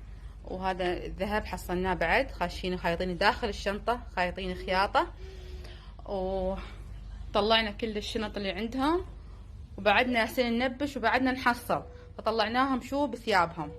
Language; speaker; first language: Arabic; native; Arabic